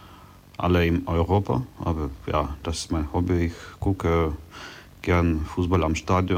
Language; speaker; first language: German; non-native, learner; Ukrainian